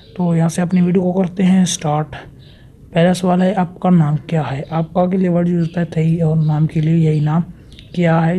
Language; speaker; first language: Urdu; non-native, local second language; Baluchi